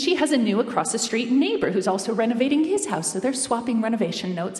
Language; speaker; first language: English; native; English